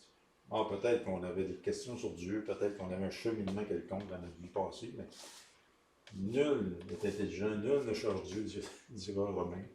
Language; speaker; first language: French; native; French